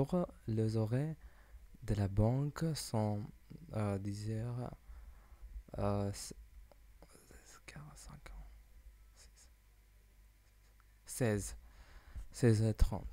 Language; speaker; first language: French; non-native, learner; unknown